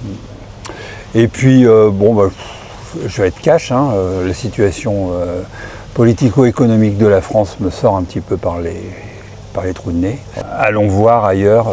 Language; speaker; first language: French; native; French